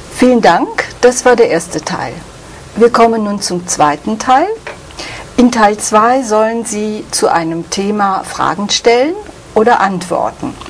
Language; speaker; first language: German; native; German